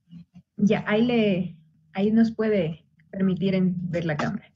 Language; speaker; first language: Spanish; native; Spanish